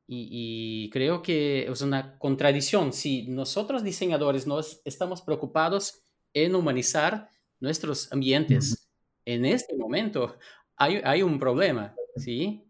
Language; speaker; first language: Spanish; non-native, fluent; Portuguese